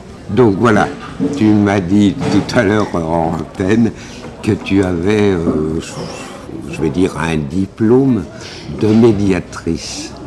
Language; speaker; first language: French; native; French